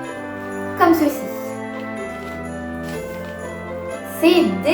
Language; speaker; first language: French; native; French